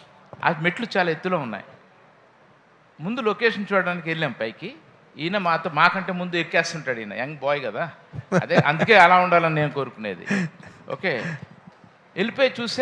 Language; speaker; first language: Telugu; native; Telugu